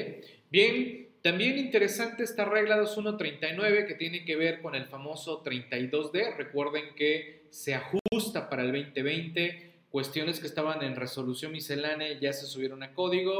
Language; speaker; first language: Spanish; native; Spanish